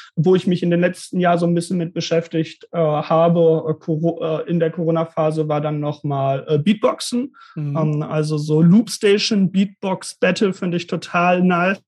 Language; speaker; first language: German; native; German